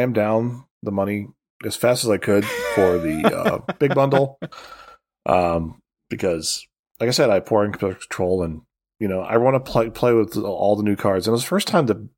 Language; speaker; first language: English; native; English